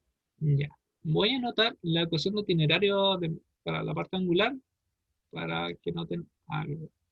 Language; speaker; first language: Spanish; native; Spanish